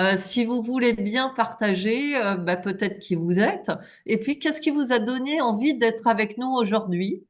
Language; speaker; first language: French; native; French